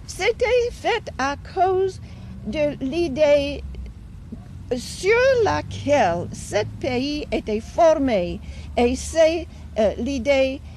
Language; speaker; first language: French; non-native, fluent; English